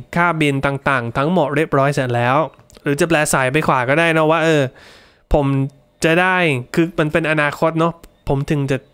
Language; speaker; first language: Thai; non-native, fluent; English